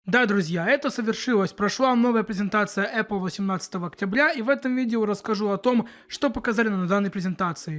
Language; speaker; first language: Russian; native; Russian